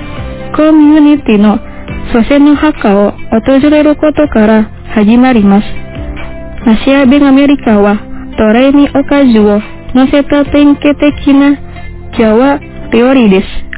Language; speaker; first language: Japanese; non-native, fluent; Indonesian